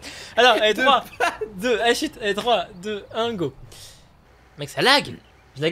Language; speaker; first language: French; native; French